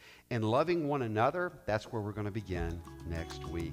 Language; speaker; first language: English; native; English